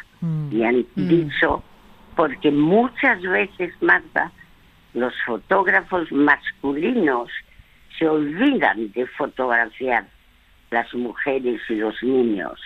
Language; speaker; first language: Spanish; early bilingual, other home language; French